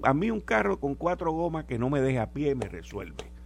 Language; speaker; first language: Spanish; native; Spanish